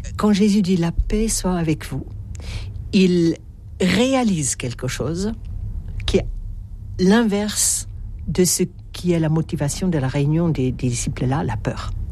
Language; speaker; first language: French; native; French